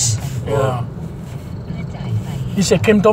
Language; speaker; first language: English; non-native, learner; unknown